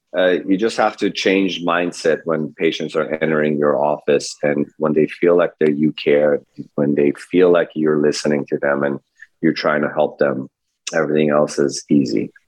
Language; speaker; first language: English; early bilingual, other home language; Persian